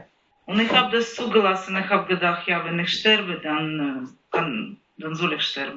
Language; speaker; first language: German; non-native, learner; Ukrainian